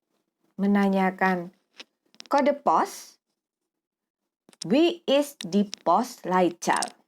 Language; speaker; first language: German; non-native, fluent; Indonesian